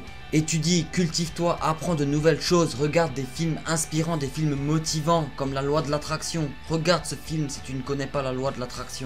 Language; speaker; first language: French; native; French